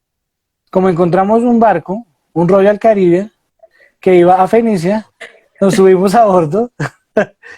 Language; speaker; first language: Spanish; native; Spanish